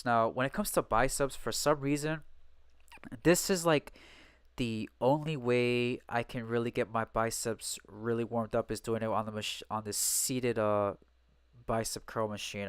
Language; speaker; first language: English; native; English